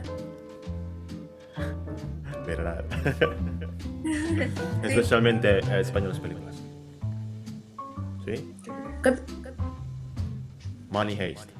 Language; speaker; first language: Spanish; non-native, learner; Indonesian